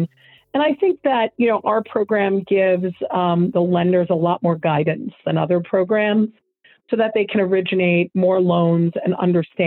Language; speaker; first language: English; native; English